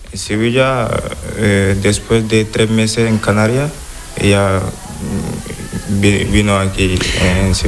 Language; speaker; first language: Spanish; non-native, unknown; Wolof